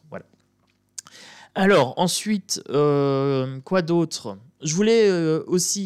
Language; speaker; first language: French; native; French